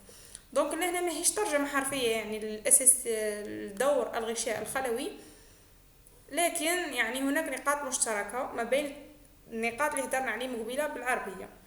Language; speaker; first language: Arabic; native; Arabic